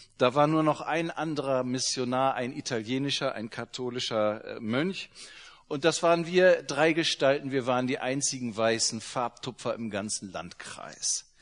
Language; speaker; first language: German; native; German